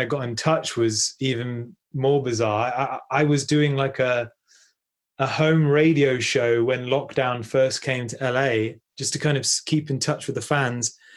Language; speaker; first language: English; native; English